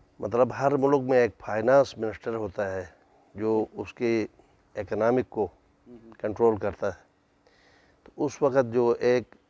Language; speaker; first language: Urdu; non-native, local second language; Shina